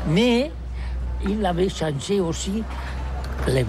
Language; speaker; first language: French; non-native, learner; Catalan